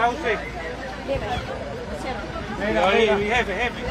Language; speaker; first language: Spanish; native; Spanish